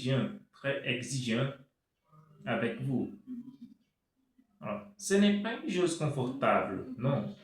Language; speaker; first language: French; non-native, fluent; Portuguese